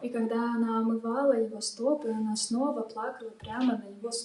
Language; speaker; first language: Russian; native; Russian